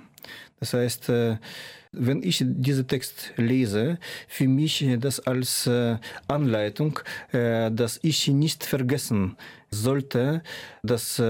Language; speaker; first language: German; non-native, fluent; Russian